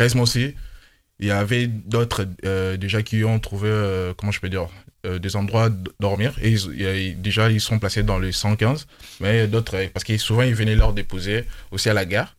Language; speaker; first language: French; non-native, local second language; Lingala